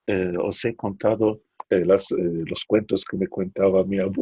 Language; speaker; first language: Spanish; early bilingual, heritage; Turkish